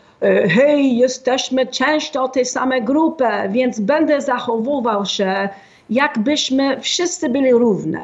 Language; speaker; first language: Polish; non-native, fluent; English